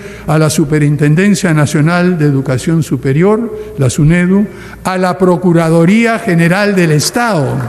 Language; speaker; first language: Spanish; native; Spanish